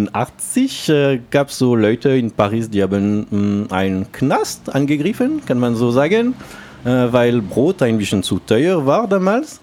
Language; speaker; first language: German; non-native, learner; French